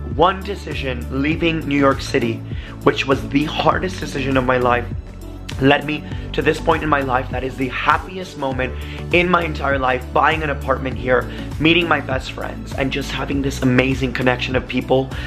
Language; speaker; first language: English; native; English